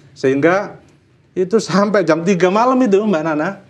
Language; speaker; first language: Indonesian; native; Indonesian